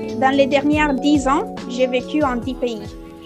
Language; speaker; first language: French; non-native, fluent; Italian